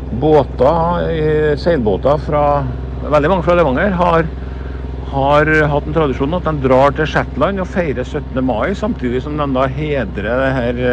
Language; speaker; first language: Norwegian; native; Norwegian